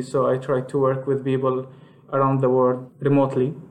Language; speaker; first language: English; non-native, fluent; Arabic